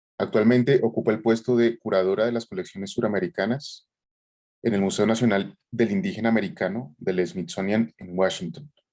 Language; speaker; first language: Spanish; native; Spanish